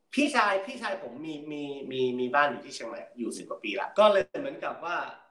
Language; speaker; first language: Thai; early bilingual, heritage; Thai